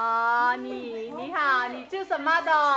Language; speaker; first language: Chinese; non-native, learner; Vietnamese